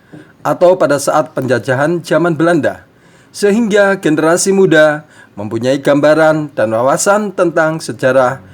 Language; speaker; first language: Indonesian; native; Indonesian